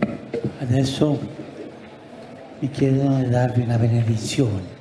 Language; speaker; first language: Italian; non-native, fluent; Spanish